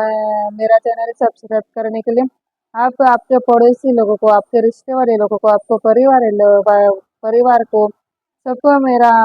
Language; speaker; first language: Hindi; non-native, local second language; Marathi